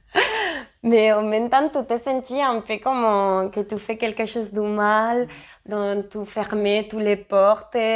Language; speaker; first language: French; non-native, learner; Spanish